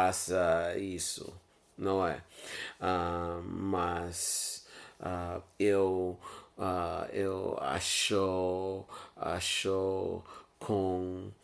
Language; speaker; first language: Portuguese; non-native, learner; English